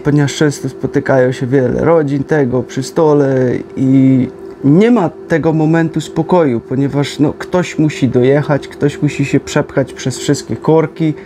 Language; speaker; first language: Polish; native; Polish